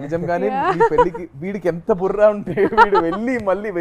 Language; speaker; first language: Telugu; native; Telugu